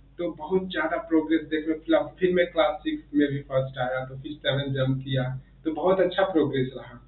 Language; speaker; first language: Hindi; native; Hindi